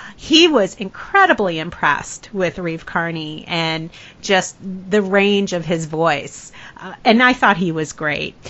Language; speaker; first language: English; native; English